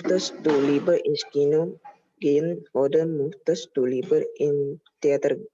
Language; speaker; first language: German; non-native, learner; Indonesian